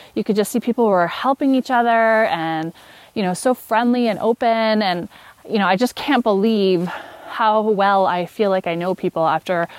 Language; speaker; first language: English; native; English